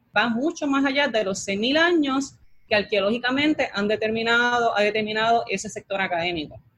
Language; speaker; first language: Spanish; native; Spanish